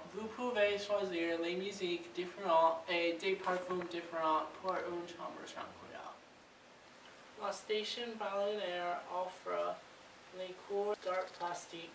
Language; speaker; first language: French; non-native, learner; English